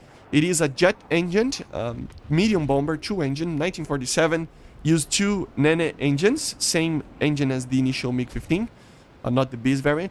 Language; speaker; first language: English; non-native, fluent; Portuguese